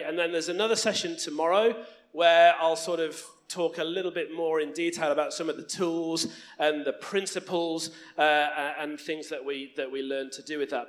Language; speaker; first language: English; native; English